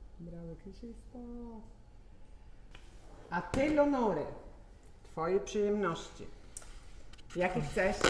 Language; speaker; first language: Polish; non-native, learner; Italian